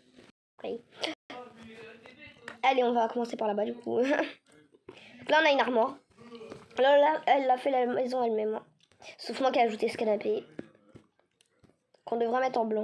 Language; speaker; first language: French; native; French